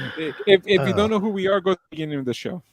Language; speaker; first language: English; native; English